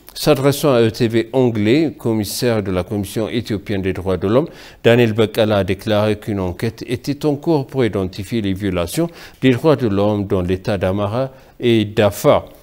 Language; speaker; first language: French; non-native, fluent; Amharic